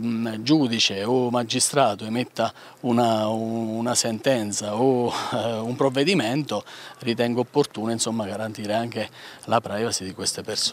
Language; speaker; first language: Italian; native; Italian